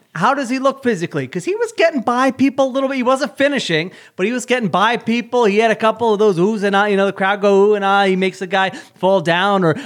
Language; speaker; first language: English; native; English